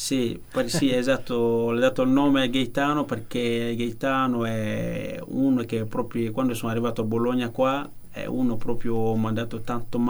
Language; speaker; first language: Italian; non-native, learner; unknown